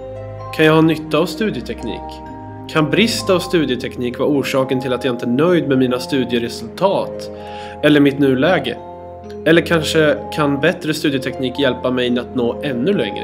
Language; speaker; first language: Swedish; native; Swedish